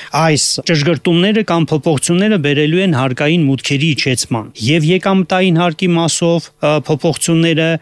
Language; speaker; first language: Armenian; native; Armenian